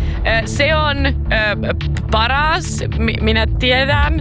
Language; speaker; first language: Finnish; non-native, local second language; Swedish